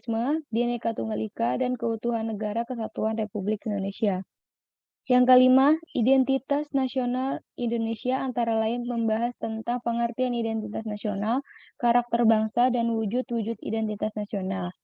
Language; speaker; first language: Indonesian; native; Indonesian